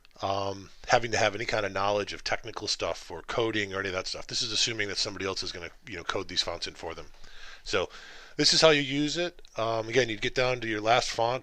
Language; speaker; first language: English; native; English